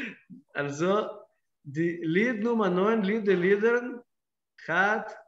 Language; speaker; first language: German; non-native, fluent; Russian